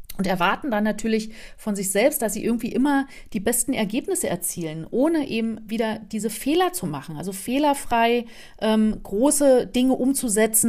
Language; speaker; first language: German; native; German